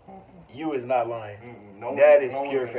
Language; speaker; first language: English; native; English